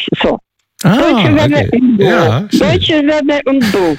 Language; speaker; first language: German; non-native, fluent; Russian